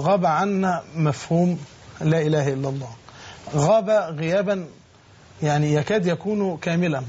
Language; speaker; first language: Arabic; native; Arabic